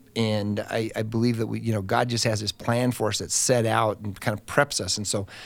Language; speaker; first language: English; native; English